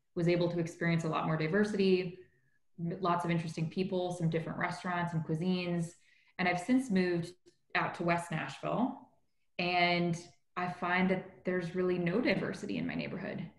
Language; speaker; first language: English; native; English